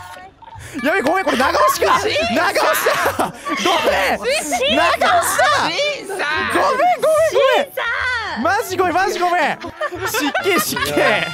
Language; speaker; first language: Japanese; native; Japanese